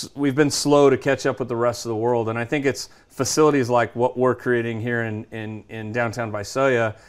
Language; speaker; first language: English; native; English